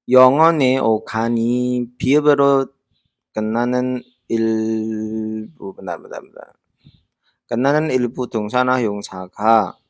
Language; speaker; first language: Korean; non-native, fluent; Indonesian